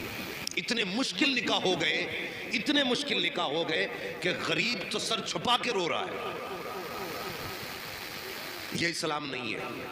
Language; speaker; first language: Urdu; native; Urdu